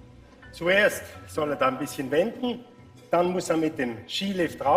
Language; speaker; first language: German; non-native, fluent; French